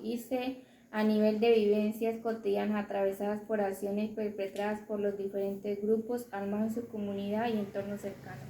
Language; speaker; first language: Spanish; native; Spanish